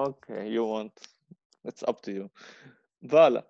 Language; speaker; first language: English; non-native, fluent; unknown